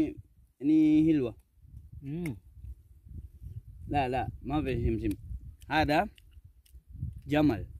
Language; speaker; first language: Arabic; non-native, learner; Indonesian